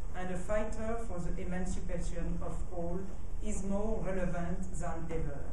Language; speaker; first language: English; non-native, fluent; French